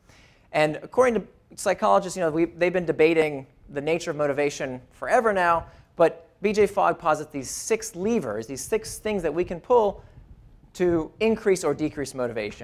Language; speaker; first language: English; native; English